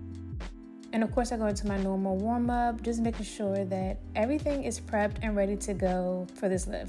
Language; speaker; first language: English; native; English